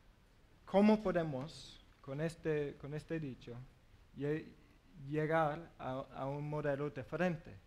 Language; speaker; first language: Spanish; non-native, learner; English